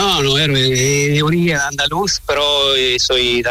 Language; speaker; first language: Spanish; non-native, learner; Italian